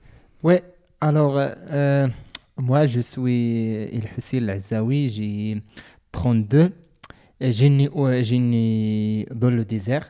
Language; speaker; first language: French; non-native, learner; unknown